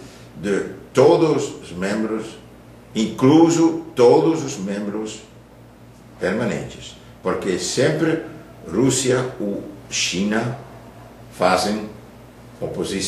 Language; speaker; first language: Portuguese; non-native, fluent; Dutch